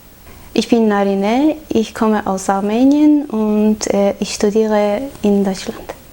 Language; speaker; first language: German; non-native, learner; Armenian